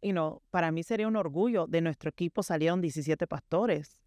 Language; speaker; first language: Spanish; early bilingual, heritage; Spanish